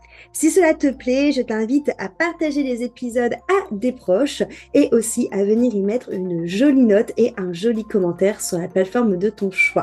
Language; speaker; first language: French; native; French